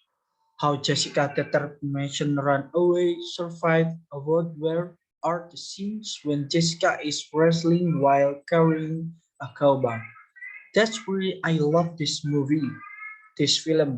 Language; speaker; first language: English; non-native, learner; Indonesian